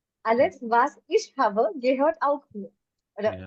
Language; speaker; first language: German; non-native, learner; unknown